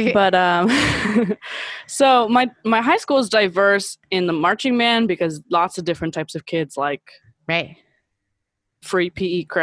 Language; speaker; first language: English; early bilingual, other home language; Spanish